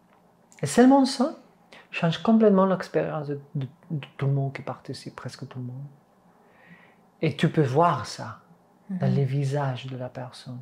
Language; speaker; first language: French; non-native, fluent; Catalan